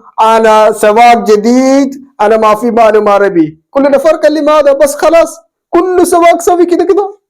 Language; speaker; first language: Arabic; non-native, learner; Malayalam